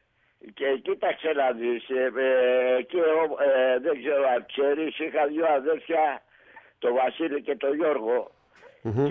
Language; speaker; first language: Greek; native; Greek